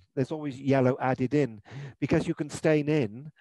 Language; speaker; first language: English; native; English